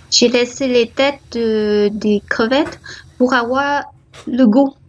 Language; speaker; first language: French; non-native, learner; Vietnamese